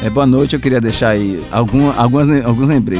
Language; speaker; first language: Portuguese; native; Portuguese